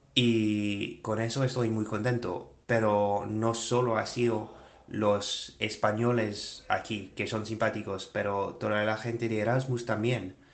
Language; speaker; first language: Spanish; non-native, fluent; English